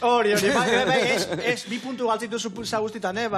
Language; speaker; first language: Basque; native; Basque